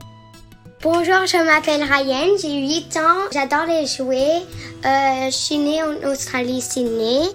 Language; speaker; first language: French; early bilingual, heritage; French